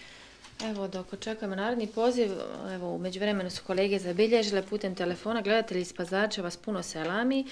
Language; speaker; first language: Serbian; native; Serbian